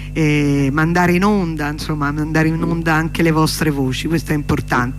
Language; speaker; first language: Italian; native; Italian